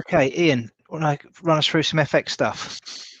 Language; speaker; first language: English; native; English